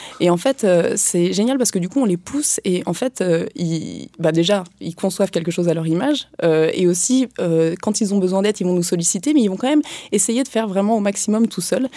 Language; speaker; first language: French; native; French